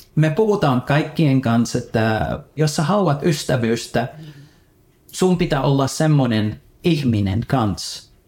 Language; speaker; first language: Finnish; early bilingual, heritage; Finnish